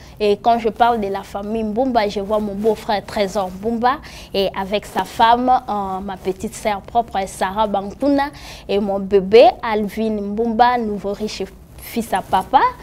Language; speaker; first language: French; non-native, local second language; Lingala